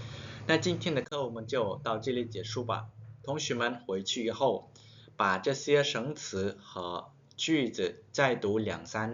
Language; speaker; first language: Chinese; non-native, fluent; Khmer